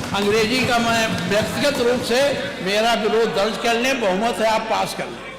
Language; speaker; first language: Hindi; native; Hindi